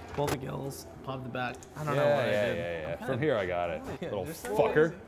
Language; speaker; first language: English; native; English